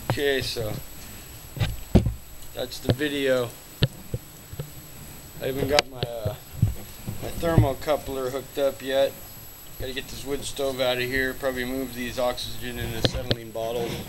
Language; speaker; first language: English; native; English